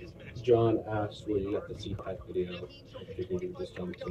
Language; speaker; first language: English; native; English